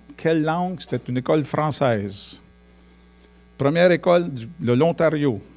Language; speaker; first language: French; native; French